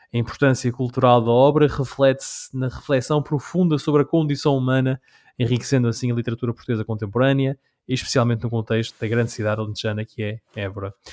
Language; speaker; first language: Portuguese; early bilingual, heritage; English